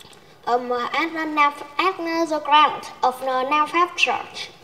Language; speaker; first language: English; non-native, learner; Vietnamese